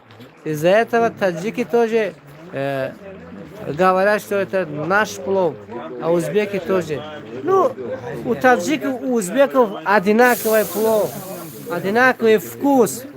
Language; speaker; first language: Russian; non-native, local second language; Tajik